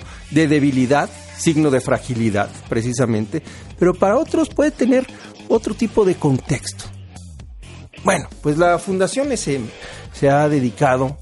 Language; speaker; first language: Spanish; native; Spanish